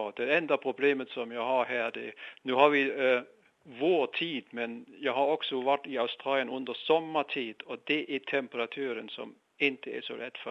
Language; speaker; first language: Swedish; non-native, fluent; German